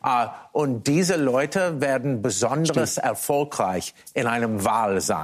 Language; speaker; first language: German; non-native, fluent; English